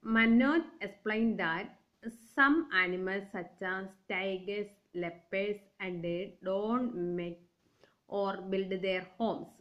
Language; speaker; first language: English; non-native, local second language; Malayalam